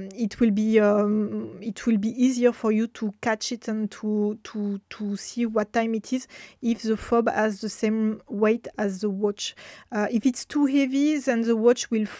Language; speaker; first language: English; non-native, fluent; French